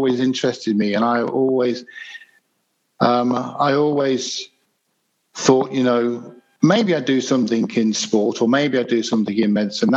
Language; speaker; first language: English; native; English